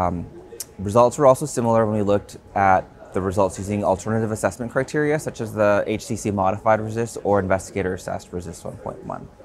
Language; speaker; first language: English; native; English